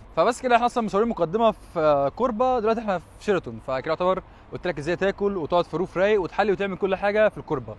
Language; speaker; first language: Arabic; native; Arabic